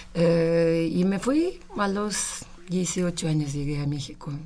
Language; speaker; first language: Spanish; non-native, fluent; Russian